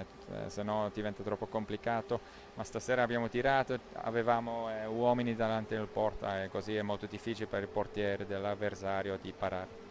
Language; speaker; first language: Italian; non-native, local second language; German